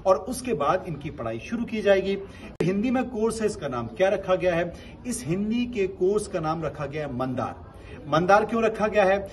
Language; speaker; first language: Hindi; native; Hindi